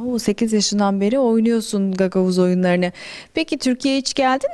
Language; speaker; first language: Turkish; native; Turkish